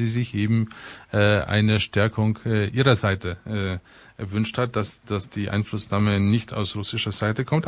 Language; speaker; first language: German; native; German